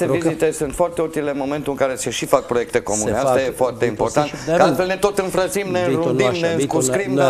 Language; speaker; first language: Romanian; native; Romanian